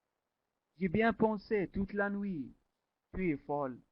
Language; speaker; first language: French; non-native, learner; Arabic